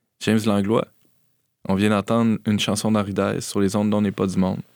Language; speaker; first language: French; native; French